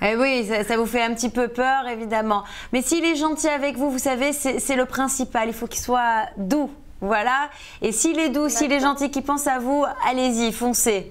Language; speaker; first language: French; native; French